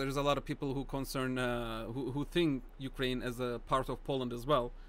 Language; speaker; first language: English; non-native, fluent; Turkish